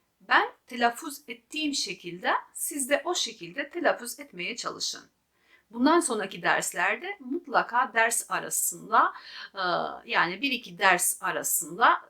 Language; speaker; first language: Turkish; non-native, fluent; Albanian